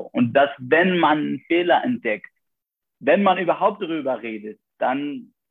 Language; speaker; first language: German; non-native, fluent; Arabic